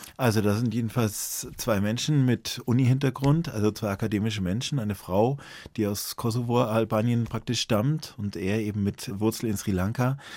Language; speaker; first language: German; native; German